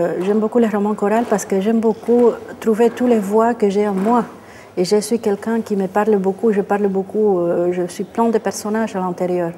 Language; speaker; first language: French; non-native, fluent; Spanish